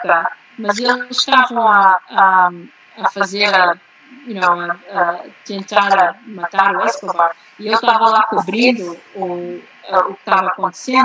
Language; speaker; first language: Portuguese; early bilingual, heritage; Portuguese